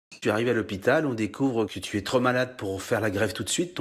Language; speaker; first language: French; native; French